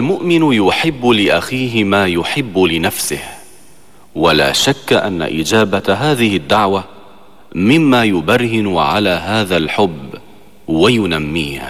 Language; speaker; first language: Arabic; native; Arabic